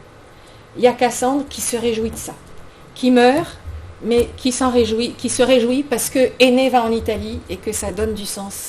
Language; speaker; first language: French; native; French